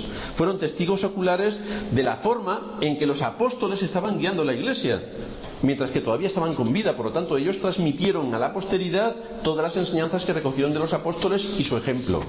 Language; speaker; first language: Spanish; native; Spanish